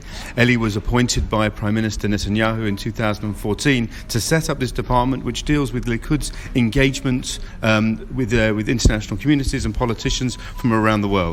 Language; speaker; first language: English; native; English